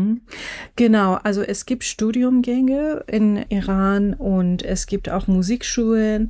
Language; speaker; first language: German; non-native, fluent; Persian